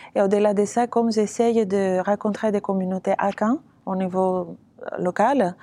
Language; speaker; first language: French; non-native, fluent; Greek